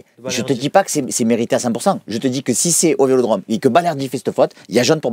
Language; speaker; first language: French; native; French